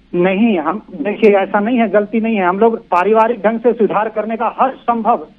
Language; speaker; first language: Hindi; native; Hindi